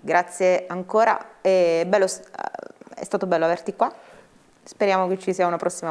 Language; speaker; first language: Italian; native; Italian